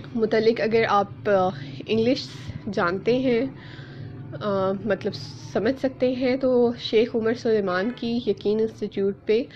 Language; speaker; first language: Urdu; native; Urdu